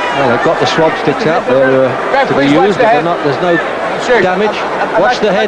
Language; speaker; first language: English; native; English